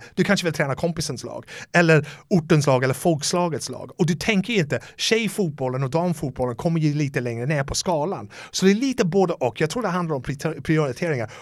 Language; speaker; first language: Swedish; non-native, fluent; English